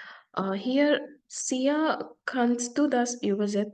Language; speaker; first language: German; non-native, fluent; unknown